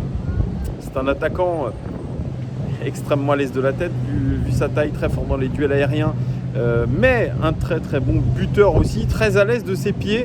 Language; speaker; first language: French; native; French